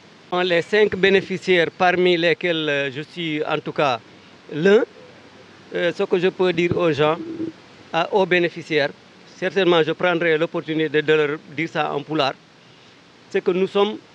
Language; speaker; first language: French; non-native, local second language; Fula